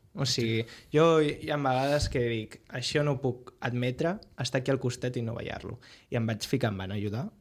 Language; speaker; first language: Catalan; native; Catalan